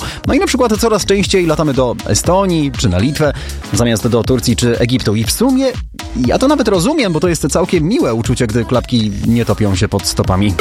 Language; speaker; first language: Polish; native; Polish